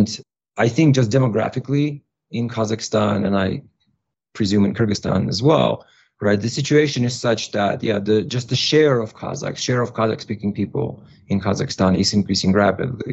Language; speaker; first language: English; non-native, fluent; Russian